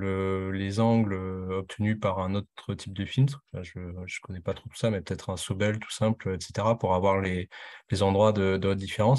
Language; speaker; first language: French; native; French